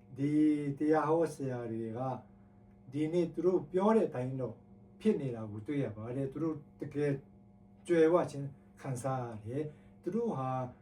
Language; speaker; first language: Burmese; non-native, local second language; Tedim Chin